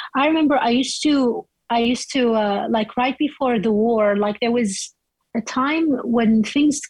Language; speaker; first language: English; non-native, fluent; Arabic